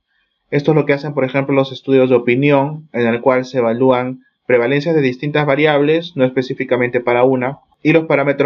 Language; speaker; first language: Spanish; native; Spanish